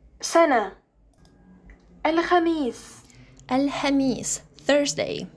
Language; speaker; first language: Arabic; non-native, learner; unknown